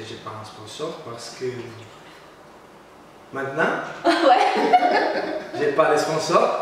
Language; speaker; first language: French; non-native, learner; Portuguese